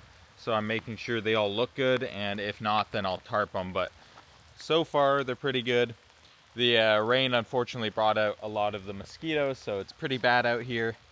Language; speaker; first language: English; native; English